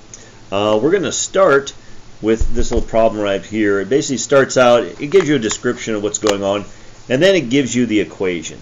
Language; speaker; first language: English; native; English